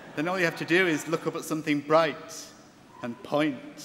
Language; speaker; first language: English; native; English